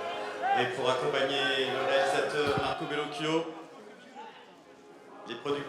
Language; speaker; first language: French; native; French